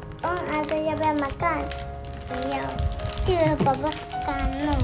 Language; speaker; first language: Indonesian; early bilingual, heritage; Chinese